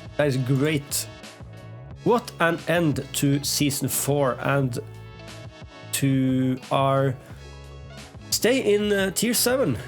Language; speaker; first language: English; non-native, fluent; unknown